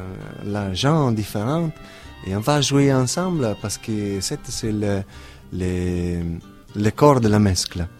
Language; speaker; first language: French; non-native, learner; Italian